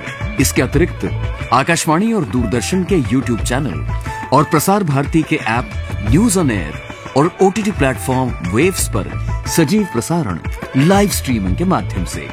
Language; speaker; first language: Hindi; native; Hindi